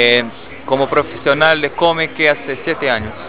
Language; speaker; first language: Spanish; non-native, fluent; Portuguese